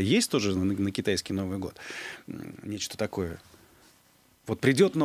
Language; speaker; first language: Russian; native; Russian